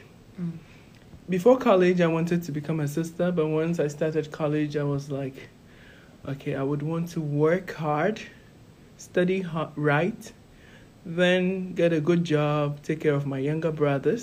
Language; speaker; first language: English; non-native, local second language; Ewe